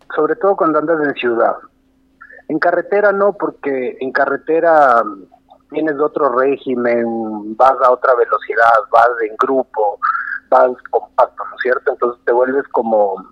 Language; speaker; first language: Spanish; native; Spanish